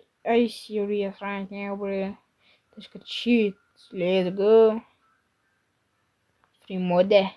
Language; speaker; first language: English; non-native, learner; Lithuanian